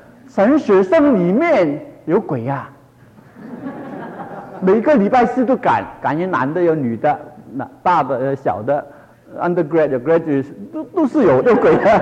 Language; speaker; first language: Chinese; non-native, local second language; Cantonese